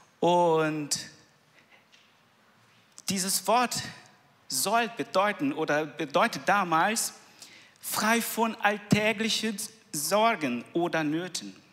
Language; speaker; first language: German; non-native, learner; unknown